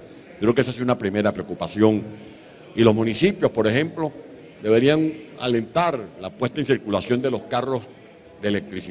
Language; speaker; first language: Spanish; native; Spanish